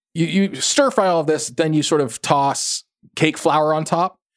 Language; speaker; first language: English; native; English